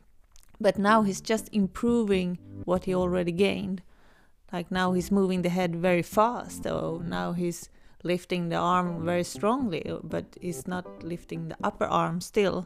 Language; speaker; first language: English; non-native, fluent; Swedish